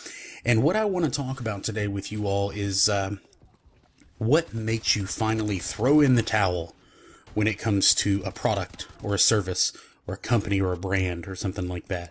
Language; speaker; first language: English; native; English